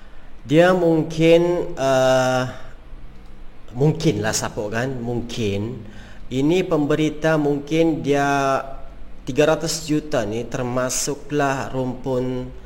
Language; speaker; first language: Malay; native; Malay